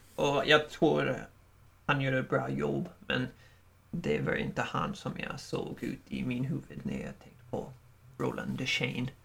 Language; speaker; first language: Swedish; non-native, learner; English